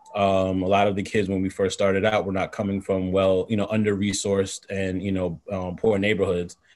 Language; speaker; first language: English; native; English